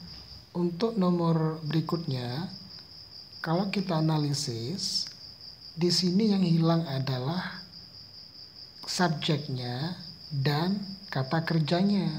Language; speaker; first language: Indonesian; native; Indonesian